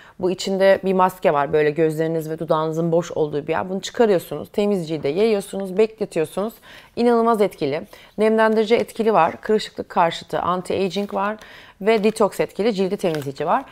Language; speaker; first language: Turkish; native; Turkish